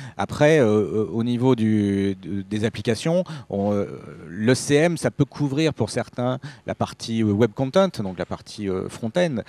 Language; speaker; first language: French; native; French